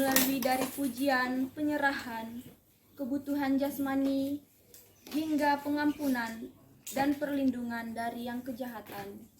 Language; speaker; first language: Indonesian; native; Indonesian